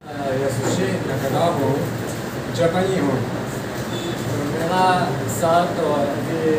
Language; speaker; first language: Hindi; non-native, learner; Japanese